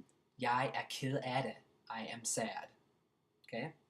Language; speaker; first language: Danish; non-native, fluent; English